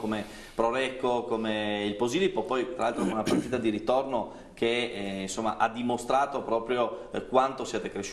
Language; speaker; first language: Italian; native; Italian